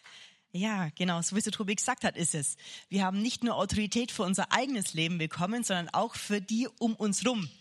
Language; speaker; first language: German; native; German